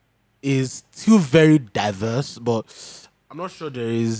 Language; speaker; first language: English; non-native, local second language; Yoruba